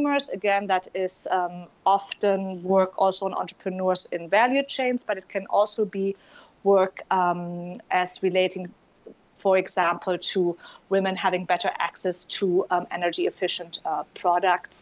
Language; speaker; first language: English; non-native, fluent; German